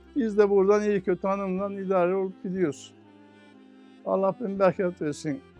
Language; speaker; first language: Turkish; native; Turkish